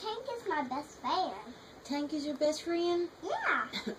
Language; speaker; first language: English; native; English